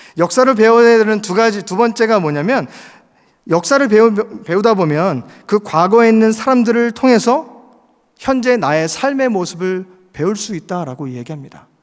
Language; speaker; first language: Korean; native; Korean